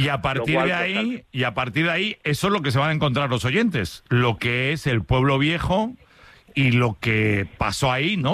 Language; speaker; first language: Spanish; native; Spanish